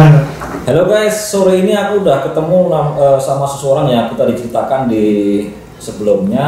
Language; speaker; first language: Indonesian; non-native, local second language; Javanese